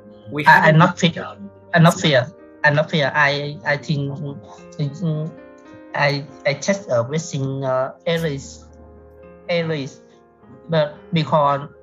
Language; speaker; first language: English; non-native, learner; Vietnamese